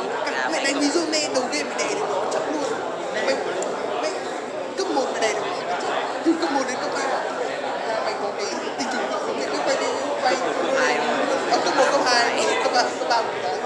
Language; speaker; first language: Vietnamese; native; Vietnamese